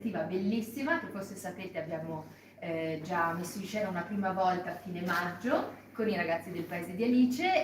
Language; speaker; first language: Italian; native; Italian